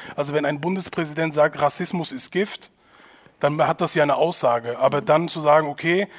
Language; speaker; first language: German; native; German